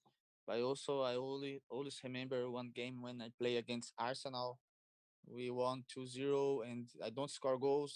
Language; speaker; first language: English; non-native, learner; Portuguese